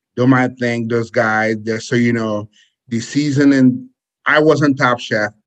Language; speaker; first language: English; non-native, fluent; Haitian Creole